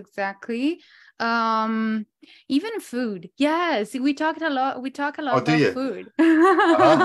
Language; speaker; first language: English; non-native, fluent; Italian